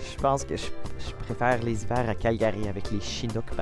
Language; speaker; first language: French; native; French